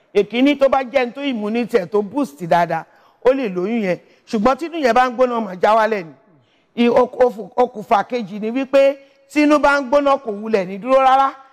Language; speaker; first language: Yoruba; native; Yoruba